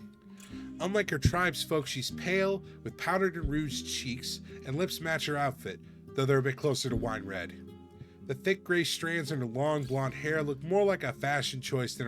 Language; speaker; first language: English; native; English